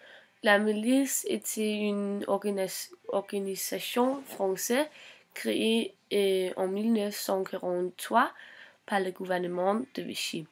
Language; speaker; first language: French; non-native, learner; Norwegian